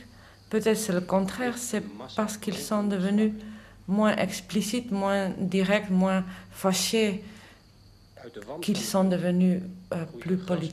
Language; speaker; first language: French; non-native, fluent; Dutch